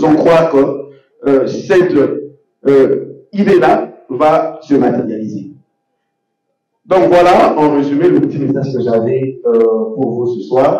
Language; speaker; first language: French; non-native, local second language; Lingala